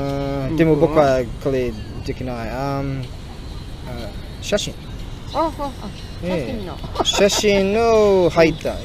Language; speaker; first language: Japanese; non-native, learner; English